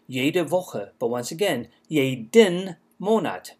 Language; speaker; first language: German; non-native, fluent; English